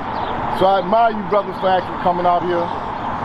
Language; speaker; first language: English; native; English